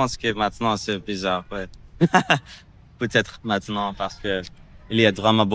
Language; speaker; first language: French; non-native, learner; English